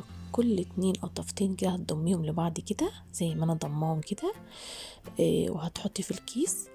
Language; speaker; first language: Arabic; native; Arabic